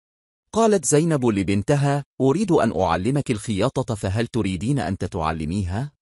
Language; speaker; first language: Arabic; non-native, fluent; Bangla